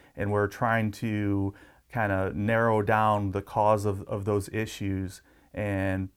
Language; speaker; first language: English; native; English